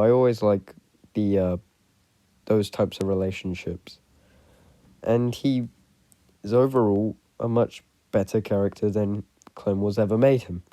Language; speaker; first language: English; native; English